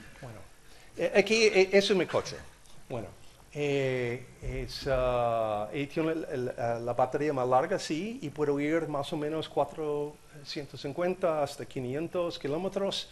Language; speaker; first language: Spanish; non-native, learner; English